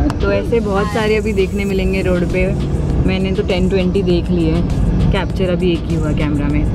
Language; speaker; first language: Hindi; non-native, local second language; Marathi